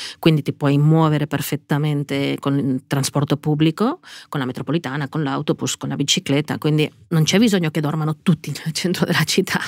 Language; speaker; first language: Italian; non-native, fluent; Catalan